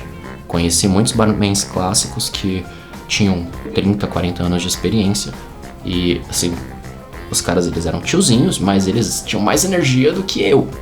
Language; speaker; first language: Portuguese; native; Portuguese